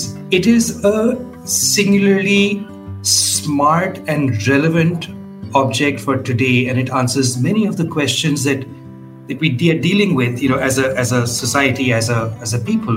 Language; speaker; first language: English; non-native, local second language; Hindi